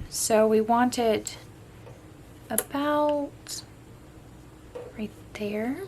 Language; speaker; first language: English; native; English